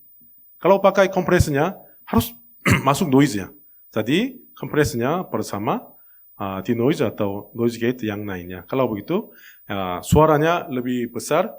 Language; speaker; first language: Indonesian; non-native, fluent; Korean